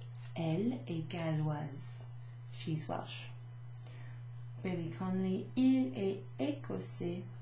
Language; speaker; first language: French; non-native, fluent; English